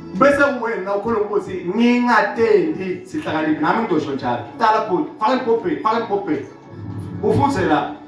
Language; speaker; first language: Zulu; non-native, local second language; Swati